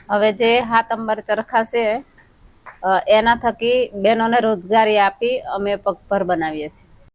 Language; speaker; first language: Gujarati; non-native, local second language; Rathawi